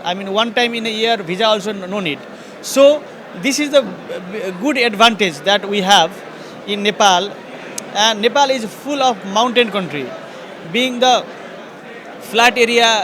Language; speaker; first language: English; non-native, fluent; Nepali